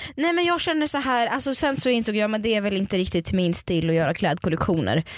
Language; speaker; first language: Swedish; non-native, fluent; Russian